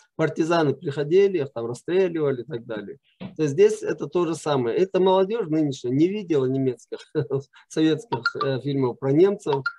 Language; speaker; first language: Russian; non-native, local second language; Chechen